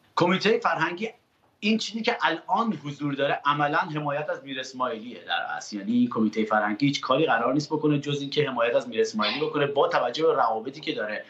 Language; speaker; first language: Persian; native; Persian